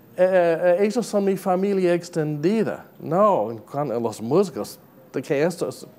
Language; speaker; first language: Spanish; non-native, fluent; English